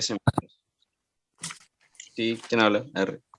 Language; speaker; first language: Spanish; native; Spanish